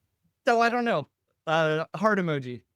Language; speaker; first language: English; native; English